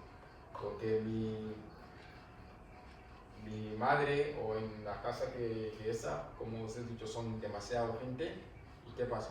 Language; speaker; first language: Spanish; non-native, fluent; Wolof